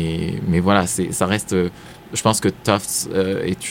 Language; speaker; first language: French; non-native, local second language; Arabic